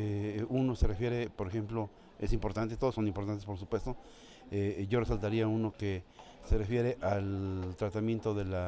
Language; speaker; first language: Spanish; native; Spanish